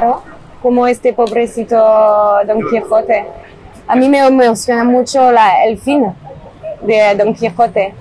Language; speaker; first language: Spanish; non-native, fluent; French